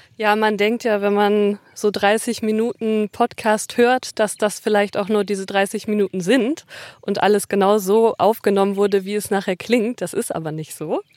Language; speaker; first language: German; native; German